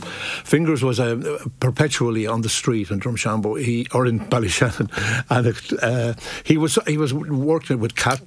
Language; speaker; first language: English; native; English